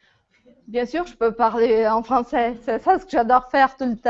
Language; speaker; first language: French; non-native, fluent; Portuguese